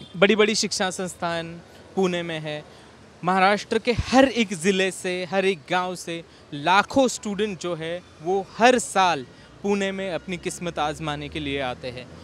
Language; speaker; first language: Hindi; non-native, local second language; Marathi